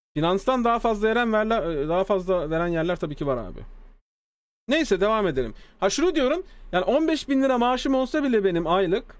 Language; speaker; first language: Turkish; early bilingual, heritage; Turkish